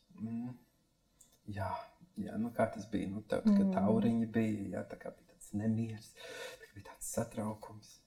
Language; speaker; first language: Latvian; native; Latvian